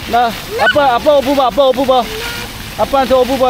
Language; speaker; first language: Korean; native; Korean